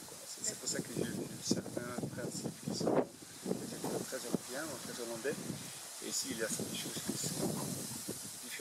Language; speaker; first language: French; non-native, fluent; Dutch